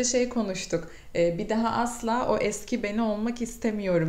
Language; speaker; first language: Turkish; native; Turkish